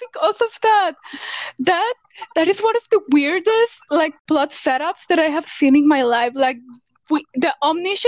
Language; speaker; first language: English; non-native, fluent; Spanish